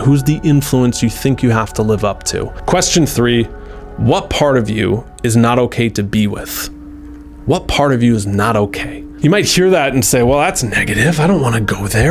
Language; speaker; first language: English; native; English